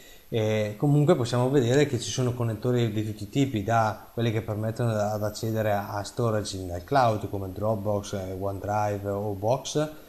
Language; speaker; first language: Italian; native; Italian